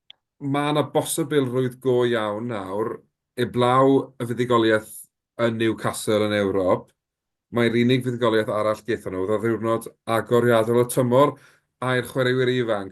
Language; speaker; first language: Welsh; native; Welsh